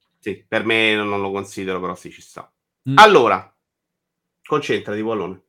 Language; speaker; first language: Italian; native; Italian